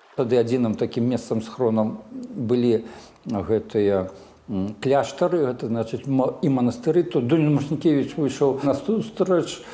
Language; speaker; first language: Russian; non-native, local second language; Belarusian